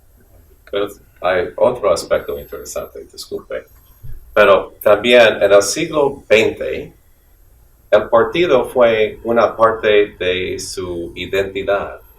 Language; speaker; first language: Spanish; non-native, fluent; English